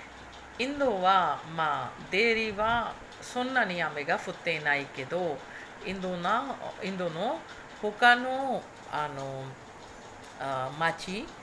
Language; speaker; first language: Japanese; non-native, fluent; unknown